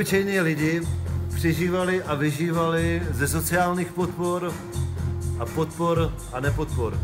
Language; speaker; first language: Czech; non-native, local second language; Polish